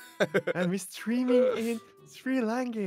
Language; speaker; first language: English; non-native, learner; Korean